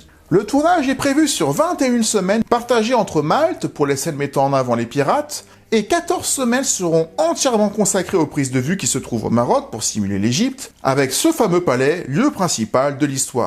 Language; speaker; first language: French; native; French